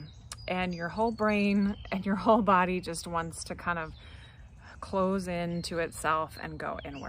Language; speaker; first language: English; native; English